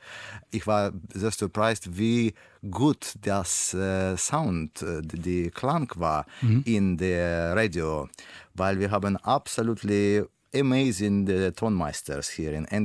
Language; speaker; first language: German; non-native, learner; Russian